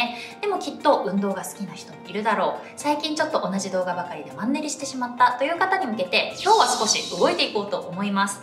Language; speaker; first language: Japanese; native; Japanese